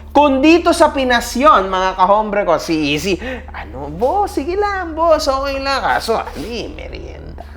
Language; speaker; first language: Filipino; native; Filipino